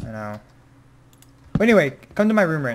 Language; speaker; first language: English; native; English